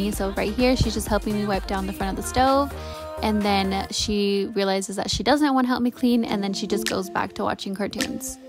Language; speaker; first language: English; native; English